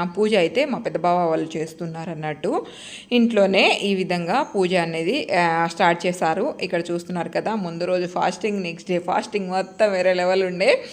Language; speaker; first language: Telugu; non-native, local second language; Lambadi